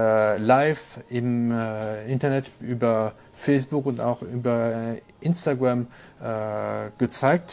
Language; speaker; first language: German; non-native, local second language; French